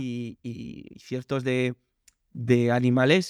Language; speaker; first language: Spanish; non-native, learner; German